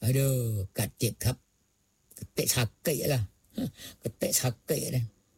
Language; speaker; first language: Thai; non-native, local second language; Malay